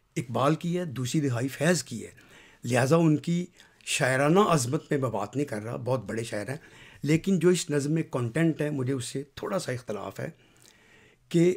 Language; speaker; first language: Urdu; non-native, local second language; Punjabi